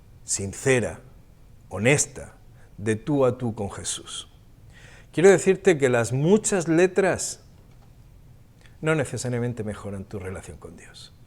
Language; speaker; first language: Spanish; native; Spanish